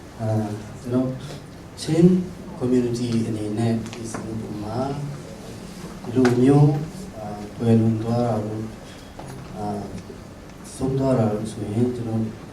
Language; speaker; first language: Burmese; non-native, local second language; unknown